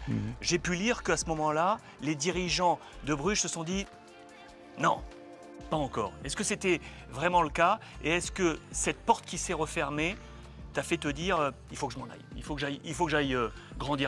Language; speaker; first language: French; native; French